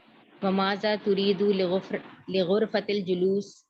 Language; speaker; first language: Arabic; non-native, learner; Urdu